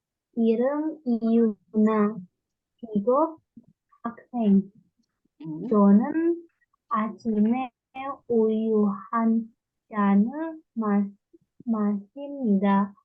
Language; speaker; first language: Korean; non-native, learner; Indonesian